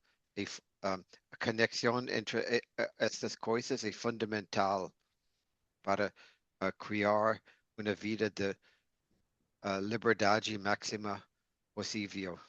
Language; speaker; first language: Portuguese; non-native, learner; English